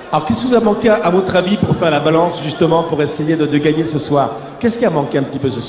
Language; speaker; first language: French; native; French